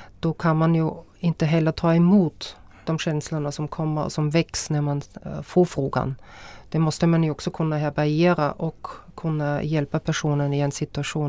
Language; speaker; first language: Swedish; non-native, fluent; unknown